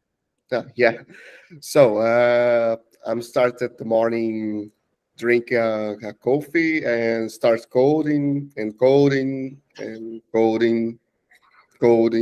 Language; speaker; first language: English; non-native, learner; Portuguese